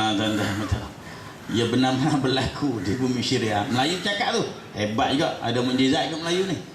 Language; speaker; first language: Malay; native; Malay